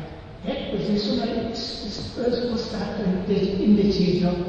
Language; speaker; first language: Italian; non-native, learner; Serbian